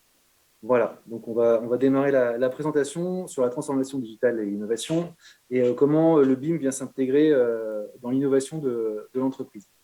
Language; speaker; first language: French; native; French